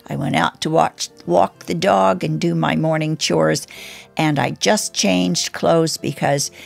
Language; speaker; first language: English; native; English